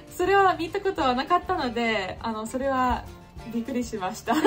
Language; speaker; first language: Japanese; non-native, fluent; English